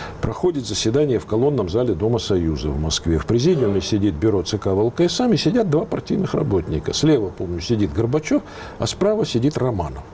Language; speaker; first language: Russian; native; Russian